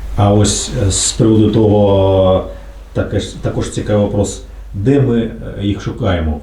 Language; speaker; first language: Ukrainian; native; Ukrainian